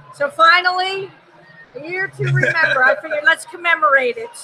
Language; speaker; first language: English; native; English